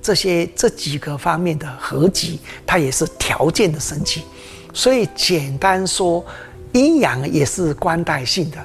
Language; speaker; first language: Chinese; native; Chinese